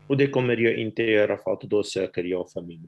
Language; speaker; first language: Swedish; non-native, fluent; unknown